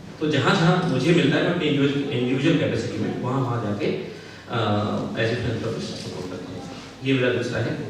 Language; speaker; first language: Hindi; native; Hindi